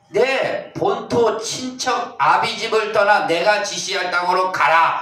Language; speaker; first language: Korean; native; Korean